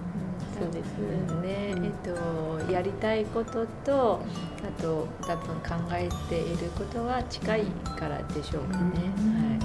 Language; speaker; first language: Japanese; non-native, fluent; Chinese